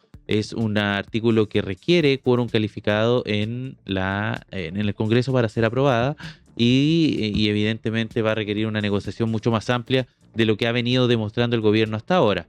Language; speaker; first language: Spanish; native; Spanish